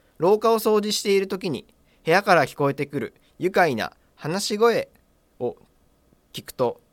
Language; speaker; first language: Japanese; native; Japanese